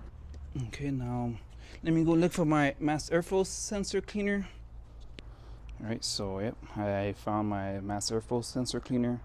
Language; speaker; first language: English; native; English